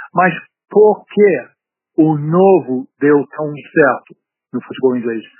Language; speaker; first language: Portuguese; non-native, fluent; English